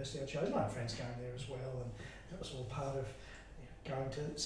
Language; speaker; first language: English; native; English